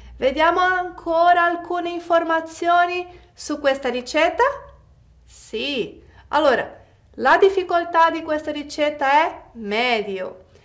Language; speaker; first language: Italian; non-native, fluent; Portuguese